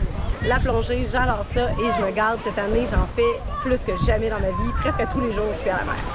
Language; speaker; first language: French; native; French